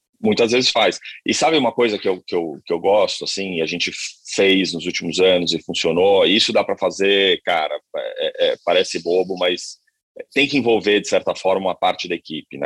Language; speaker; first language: Portuguese; native; Portuguese